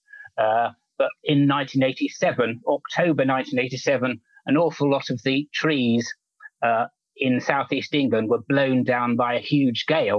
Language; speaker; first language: English; native; English